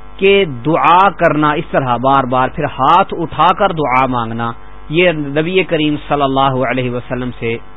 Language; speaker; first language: Urdu; non-native, local second language; Punjabi